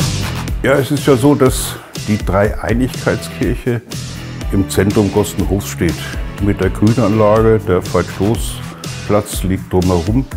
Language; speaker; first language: German; native; German